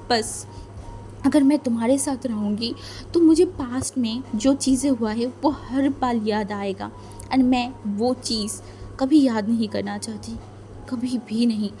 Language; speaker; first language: Hindi; non-native, fluent; Bangla